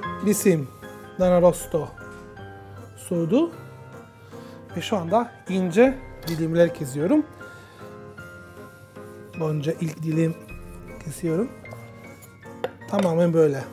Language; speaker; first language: Turkish; non-native, fluent; Italian